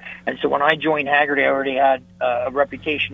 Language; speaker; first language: English; native; English